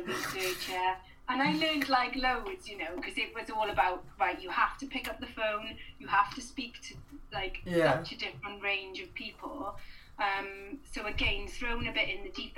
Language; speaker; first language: English; native; English